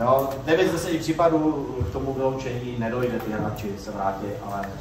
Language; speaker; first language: Czech; native; Czech